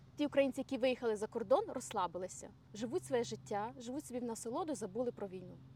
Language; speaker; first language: Ukrainian; native; Ukrainian